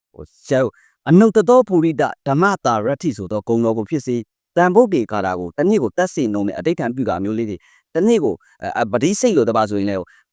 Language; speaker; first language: Burmese; native; Burmese